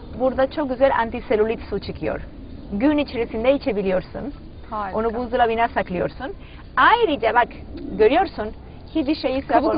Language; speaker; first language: Turkish; non-native, learner; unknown